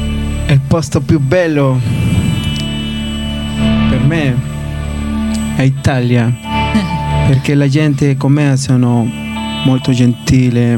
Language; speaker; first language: Italian; non-native, learner; Spanish